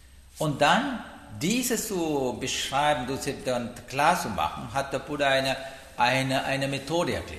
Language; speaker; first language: German; non-native, learner; Sinhala